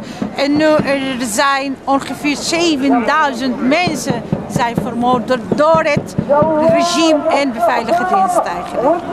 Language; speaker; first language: Dutch; non-native, fluent; Arabic